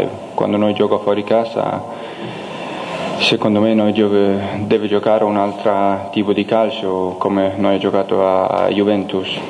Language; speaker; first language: Italian; non-native, learner; Danish